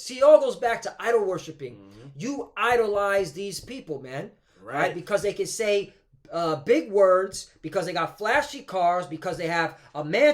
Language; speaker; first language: English; native; English